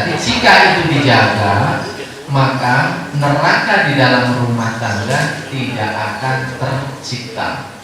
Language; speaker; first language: Indonesian; non-native, local second language; Javanese